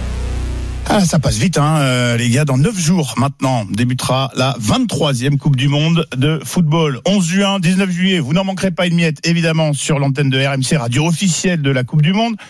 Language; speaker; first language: French; native; French